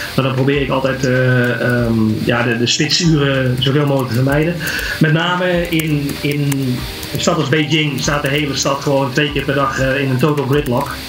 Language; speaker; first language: Dutch; native; Dutch